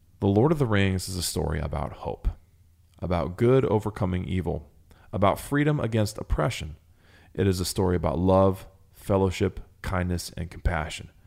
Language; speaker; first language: English; native; English